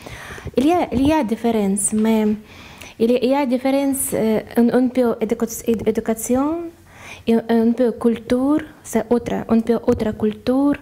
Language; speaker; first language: French; non-native, learner; Russian